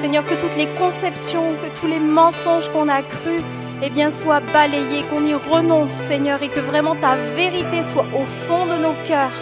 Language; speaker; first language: French; native; French